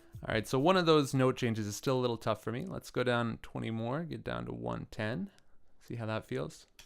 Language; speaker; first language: English; native; English